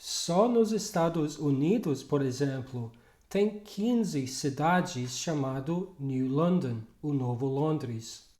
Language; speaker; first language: Portuguese; non-native, fluent; English